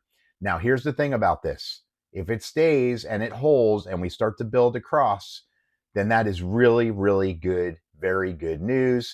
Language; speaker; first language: English; native; English